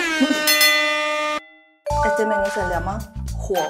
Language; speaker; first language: Spanish; non-native, learner; Korean